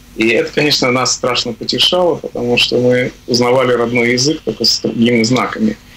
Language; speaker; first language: Russian; native; Russian